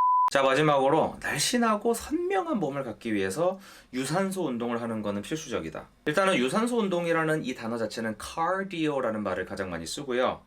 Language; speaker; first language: Korean; native; Korean